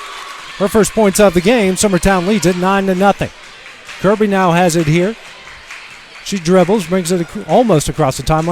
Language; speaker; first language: English; native; English